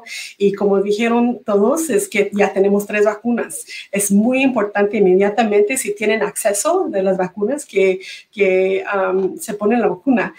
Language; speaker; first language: Spanish; early bilingual, heritage; Spanish